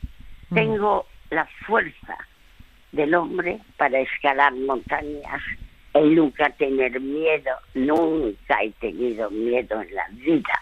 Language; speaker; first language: Spanish; non-native, fluent; French